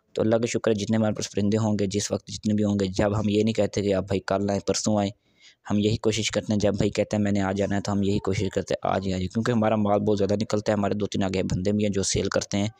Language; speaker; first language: Urdu; non-native, local second language; Punjabi